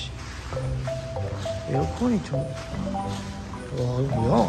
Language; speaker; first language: Korean; native; Korean